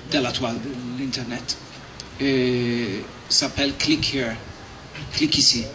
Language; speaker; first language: French; non-native, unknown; Maltese